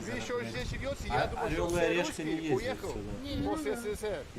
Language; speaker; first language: Russian; non-native, learner; English